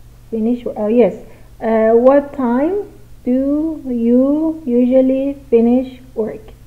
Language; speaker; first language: English; non-native, fluent; Persian